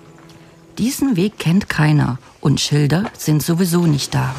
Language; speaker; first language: German; native; German